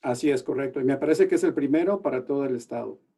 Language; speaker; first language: Spanish; native; Spanish